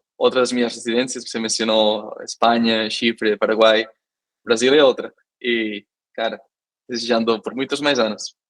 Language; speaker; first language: Portuguese; non-native, fluent; Catalan